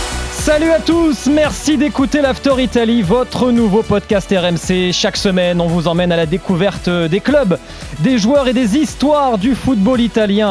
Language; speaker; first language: French; native; French